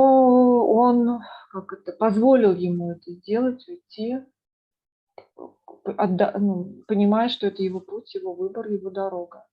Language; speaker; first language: Russian; native; Russian